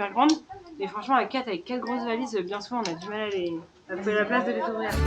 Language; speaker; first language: French; native; French